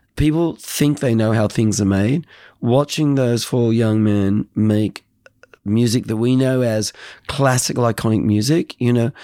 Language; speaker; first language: English; native; English